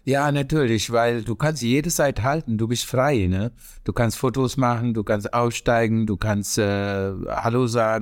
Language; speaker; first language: German; non-native, fluent; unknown